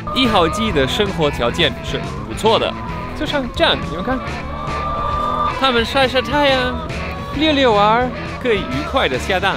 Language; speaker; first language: Chinese; non-native, fluent; German